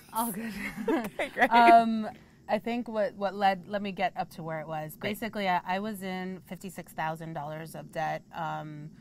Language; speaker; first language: English; native; English